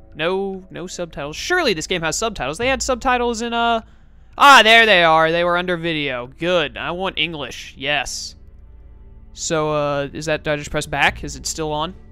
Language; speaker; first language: English; native; English